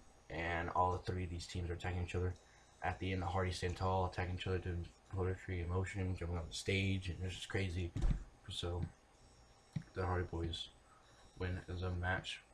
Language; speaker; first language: English; native; English